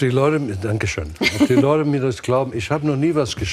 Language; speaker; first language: German; non-native, fluent; English